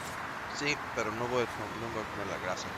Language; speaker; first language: Spanish; non-native, learner; English